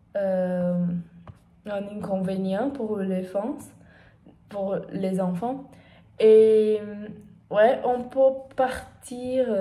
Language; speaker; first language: French; non-native, learner; Portuguese